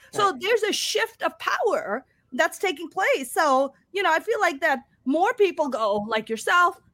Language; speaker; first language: English; non-native, local second language; Urdu